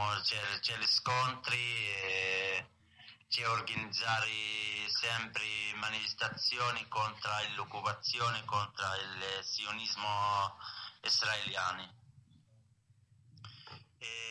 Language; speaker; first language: Italian; non-native, learner; Arabic